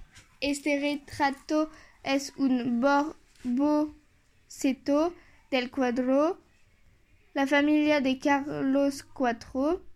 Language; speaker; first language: Spanish; non-native, learner; French